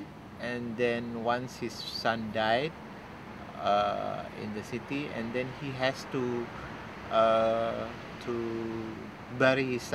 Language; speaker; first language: English; non-native, fluent; Indonesian